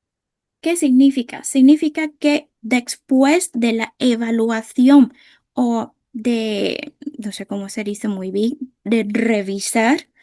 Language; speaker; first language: Spanish; non-native, fluent; Vietnamese